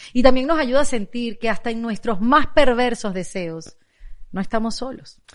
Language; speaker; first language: Spanish; native; Spanish